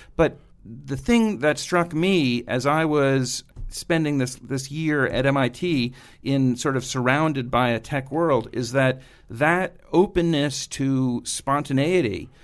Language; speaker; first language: English; native; English